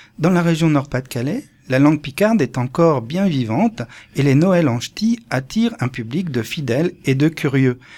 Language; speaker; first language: French; native; French